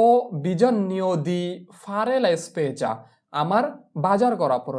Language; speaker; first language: Italian; non-native, fluent; Bangla